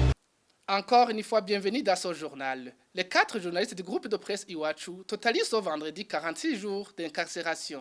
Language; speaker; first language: French; non-native, local second language; Rundi